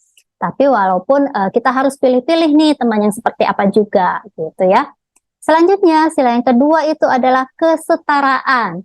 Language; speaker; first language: Indonesian; native; Indonesian